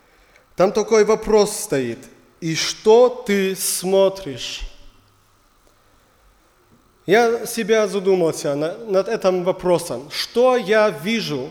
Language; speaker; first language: Russian; non-native, learner; German